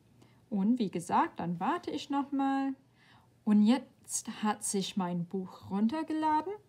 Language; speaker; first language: German; non-native, fluent; English